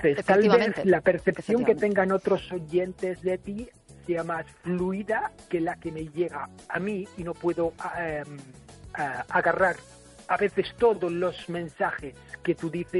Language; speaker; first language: Spanish; non-native, fluent; English